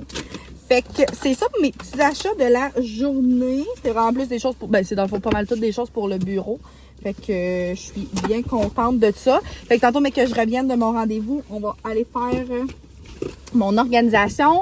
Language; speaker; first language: French; native; French